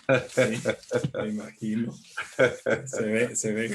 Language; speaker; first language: Spanish; native; Spanish